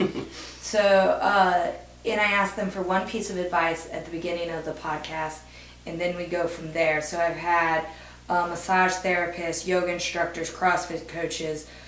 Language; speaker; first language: English; native; English